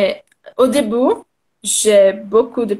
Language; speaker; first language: French; non-native, learner; Portuguese